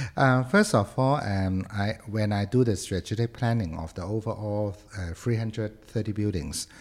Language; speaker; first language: English; non-native, local second language; Cantonese